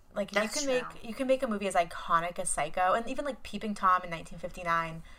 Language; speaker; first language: English; native; English